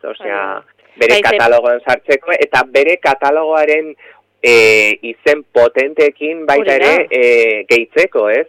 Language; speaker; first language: Basque; native; Basque